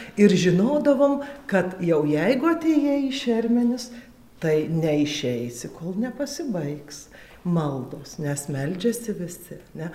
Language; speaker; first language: Lithuanian; native; Lithuanian